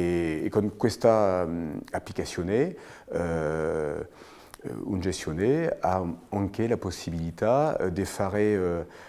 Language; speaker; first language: Italian; non-native, fluent; French